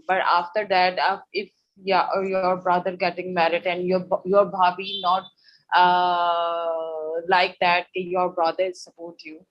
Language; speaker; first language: English; non-native, learner; Urdu